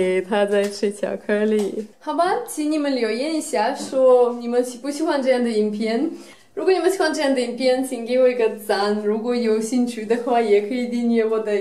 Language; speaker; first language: Chinese; non-native, fluent; Russian